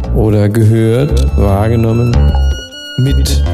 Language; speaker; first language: German; native; German